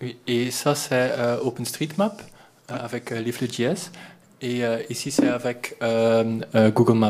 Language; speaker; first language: French; non-native, learner; Dutch